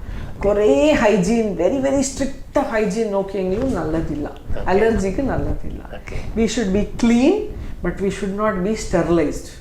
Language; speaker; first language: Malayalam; non-native, fluent; Tamil